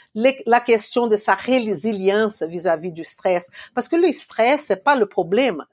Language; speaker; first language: French; non-native, fluent; Portuguese